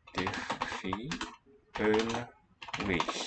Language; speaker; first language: Welsh; non-native, learner; English